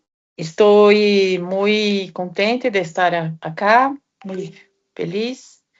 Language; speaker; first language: Portuguese; non-native, fluent; Spanish